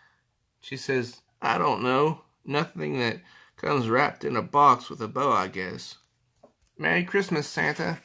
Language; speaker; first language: English; native; English